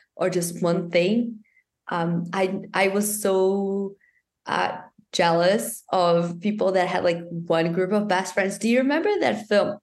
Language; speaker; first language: English; non-native, fluent; Portuguese